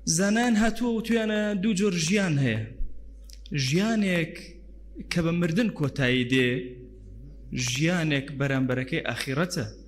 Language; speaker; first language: Central Kurdish; non-native, local second language; Gurani